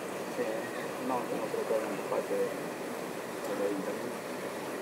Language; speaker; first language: Spanish; native; Spanish